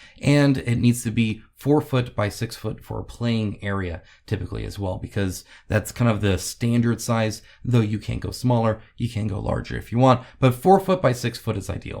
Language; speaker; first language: English; native; English